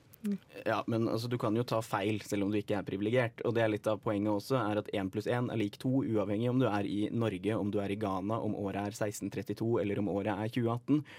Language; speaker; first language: Norwegian; native; Norwegian